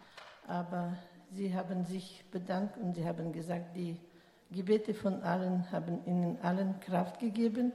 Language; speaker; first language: German; non-native, learner; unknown